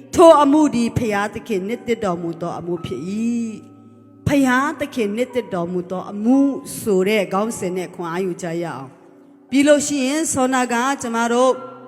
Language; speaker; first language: Burmese; non-native, local second language; Hakha Chin